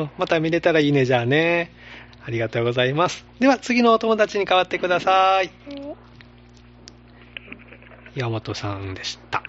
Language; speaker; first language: Japanese; native; Japanese